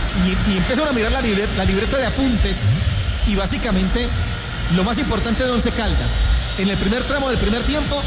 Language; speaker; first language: Spanish; native; Spanish